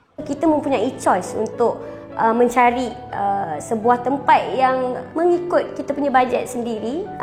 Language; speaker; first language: Malay; native; Malay